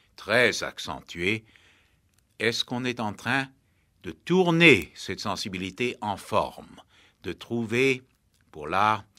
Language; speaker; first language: French; native; French